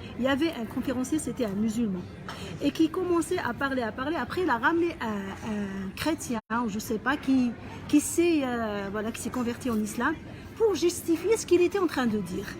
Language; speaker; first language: French; non-native, local second language; Arabic